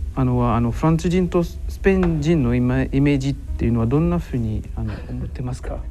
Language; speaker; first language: Japanese; non-native, fluent; French